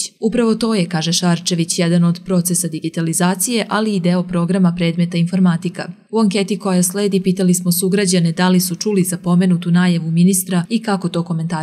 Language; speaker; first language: Serbian; native; Serbian